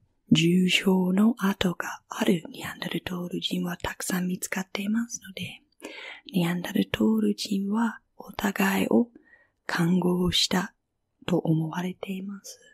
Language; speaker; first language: Japanese; non-native, fluent; English